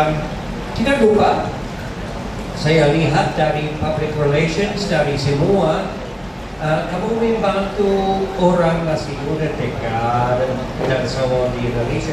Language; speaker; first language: Indonesian; non-native, learner; English